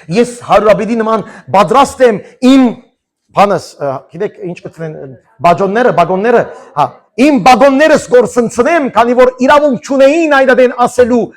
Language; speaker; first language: Armenian; early bilingual, heritage; Armenian